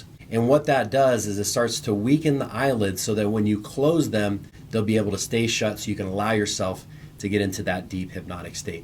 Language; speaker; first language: English; native; English